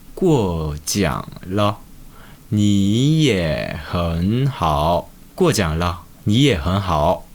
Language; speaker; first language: Chinese; non-native, fluent; Korean